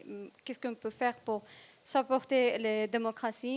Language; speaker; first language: French; non-native, fluent; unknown